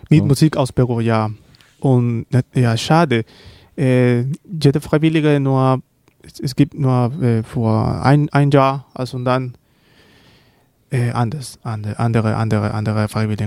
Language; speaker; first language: German; non-native, learner; Spanish